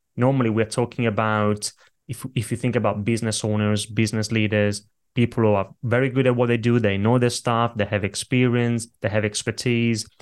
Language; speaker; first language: English; non-native, fluent; Italian